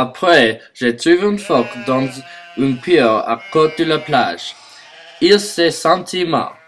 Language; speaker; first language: French; non-native, learner; English